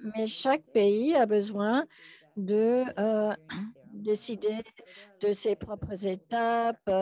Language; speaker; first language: French; non-native, fluent; English